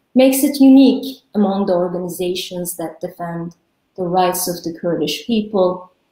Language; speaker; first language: English; early bilingual, other home language; Kurdish